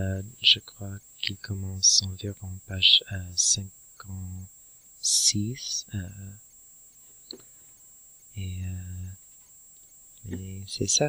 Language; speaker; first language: French; non-native, learner; English